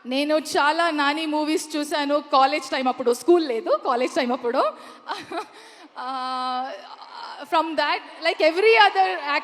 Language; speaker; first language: Telugu; non-native, learner; Kannada